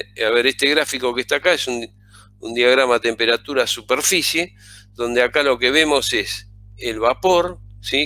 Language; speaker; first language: Spanish; native; Spanish